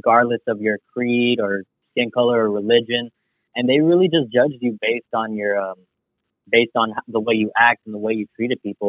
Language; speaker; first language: English; native; English